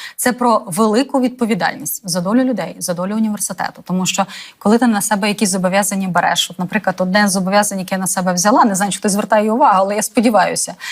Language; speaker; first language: Ukrainian; native; Ukrainian